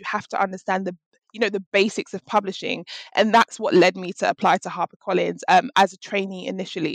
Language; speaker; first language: English; native; English